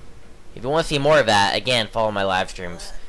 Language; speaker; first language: English; native; English